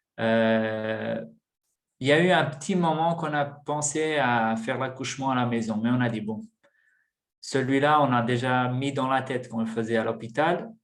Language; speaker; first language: French; non-native, fluent; Portuguese